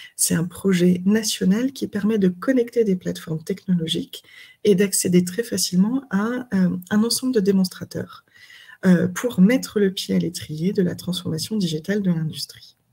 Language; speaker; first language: French; native; French